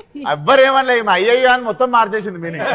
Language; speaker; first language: Telugu; native; Telugu